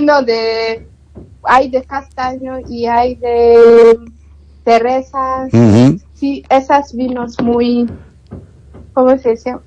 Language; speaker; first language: Spanish; non-native, fluent; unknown